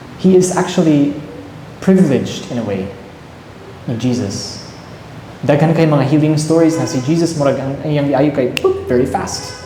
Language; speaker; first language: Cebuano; early bilingual, heritage; Cebuano